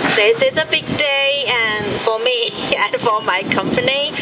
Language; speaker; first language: English; non-native, learner; Chinese